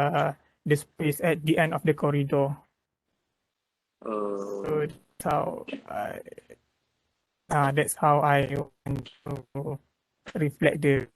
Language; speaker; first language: English; non-native, local second language; Malay